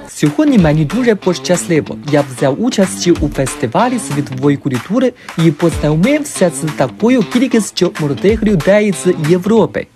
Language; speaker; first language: Ukrainian; non-native, fluent; Chinese